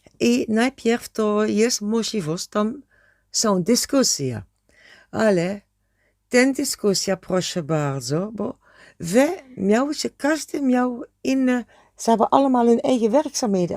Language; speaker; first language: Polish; non-native, learner; Dutch